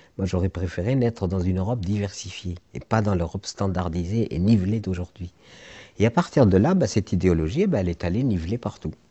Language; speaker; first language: French; non-native, local second language; Arabic